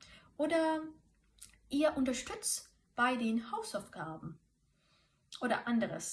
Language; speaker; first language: German; non-native, fluent; Turkish